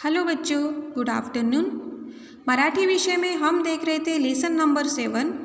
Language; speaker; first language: Hindi; non-native, local second language; Marathi